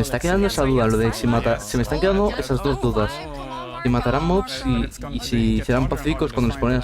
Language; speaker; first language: Spanish; native; Spanish